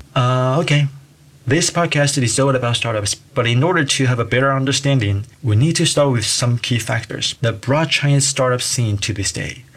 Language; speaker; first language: English; non-native, fluent; Chinese